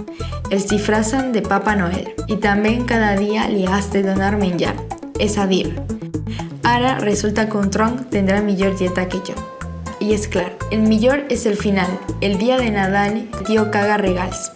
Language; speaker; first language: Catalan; non-native, learner; Spanish